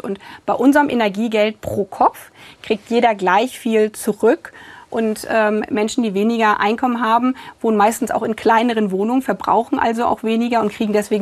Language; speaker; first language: German; native; German